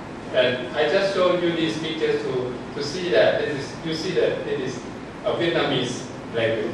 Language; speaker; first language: English; non-native, fluent; Thai